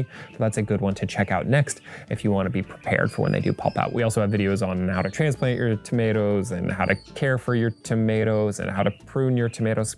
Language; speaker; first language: English; native; English